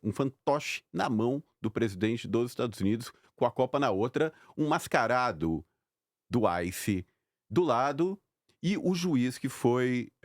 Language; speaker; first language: Portuguese; native; Portuguese